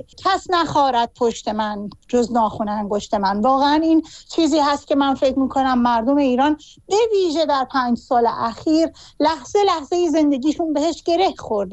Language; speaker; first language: Persian; native; Persian